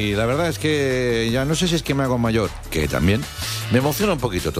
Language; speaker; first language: Spanish; native; Spanish